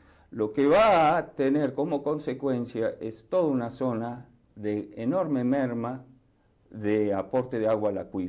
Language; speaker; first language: Spanish; native; Spanish